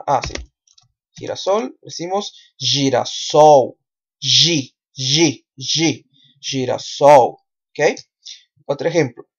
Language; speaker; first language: Spanish; non-native, fluent; Portuguese